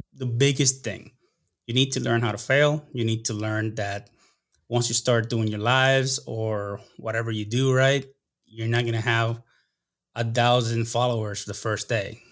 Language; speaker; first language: English; non-native, fluent; Spanish